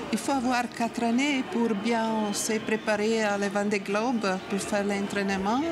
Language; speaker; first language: French; non-native, learner; Italian